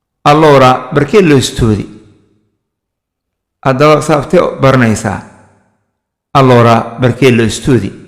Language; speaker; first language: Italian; non-native, fluent; Somali